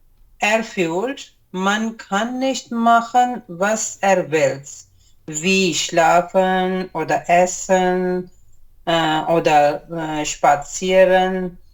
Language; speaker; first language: German; non-native, learner; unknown